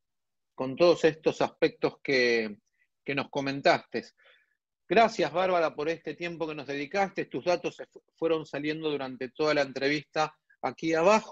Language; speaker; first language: Spanish; native; Spanish